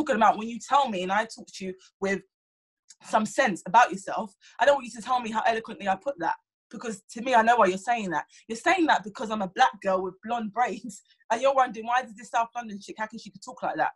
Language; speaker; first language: English; native; English